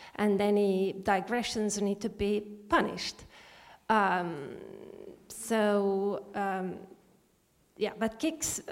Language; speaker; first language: English; non-native, fluent; Estonian